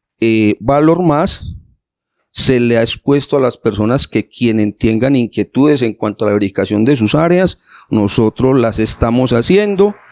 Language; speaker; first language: Spanish; native; Spanish